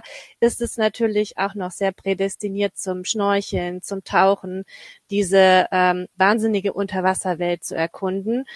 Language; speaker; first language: German; native; German